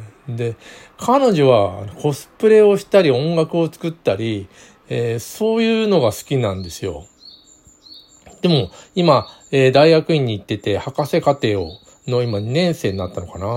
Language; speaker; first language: Japanese; native; Japanese